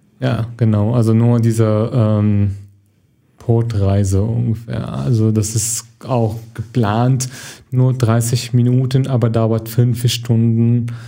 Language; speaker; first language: German; non-native, fluent; Arabic